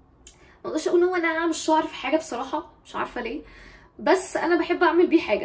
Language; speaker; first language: Arabic; native; Arabic